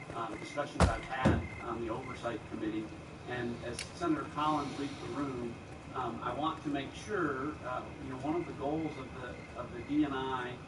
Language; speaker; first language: English; native; English